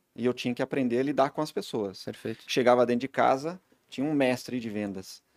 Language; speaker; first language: Portuguese; native; Portuguese